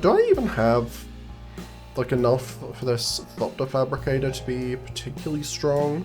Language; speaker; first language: English; native; English